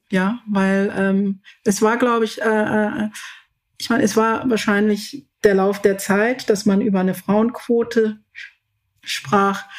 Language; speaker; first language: German; early bilingual, other home language; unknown